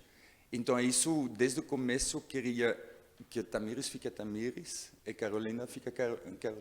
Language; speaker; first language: Portuguese; non-native, learner; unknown